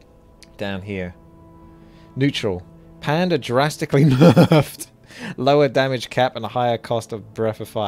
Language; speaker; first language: English; native; English